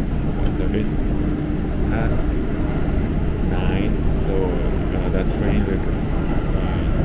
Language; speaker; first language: English; non-native, learner; Japanese